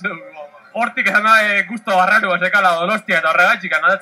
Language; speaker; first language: Basque; native; Basque